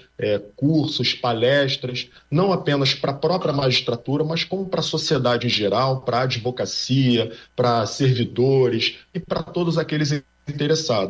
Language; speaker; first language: Portuguese; native; Portuguese